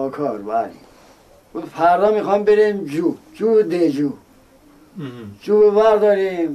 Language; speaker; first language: Persian; non-native, local second language; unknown